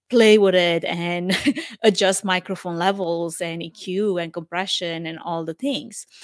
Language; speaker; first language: English; non-native, fluent; Romanian